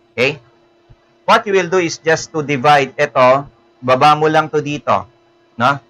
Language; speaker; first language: English; non-native, local second language; Filipino